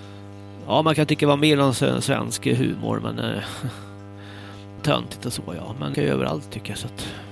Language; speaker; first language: Swedish; native; Swedish